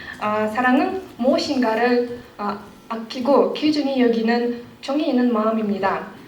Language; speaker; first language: Korean; non-native, fluent; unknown